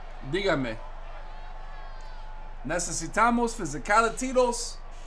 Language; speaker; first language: Spanish; non-native, learner; English